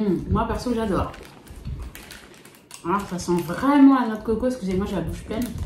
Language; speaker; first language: French; native; French